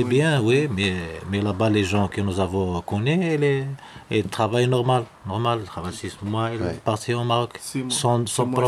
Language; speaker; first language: French; non-native, learner; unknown